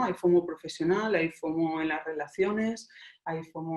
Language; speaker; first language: Spanish; native; Spanish